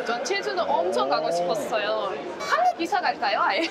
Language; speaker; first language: Korean; non-native, fluent; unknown